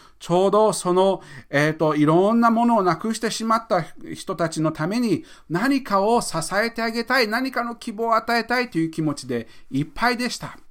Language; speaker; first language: Japanese; non-native, fluent; English